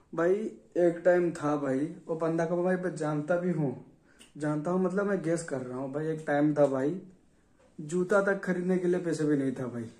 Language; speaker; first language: Hindi; non-native, local second language; Odia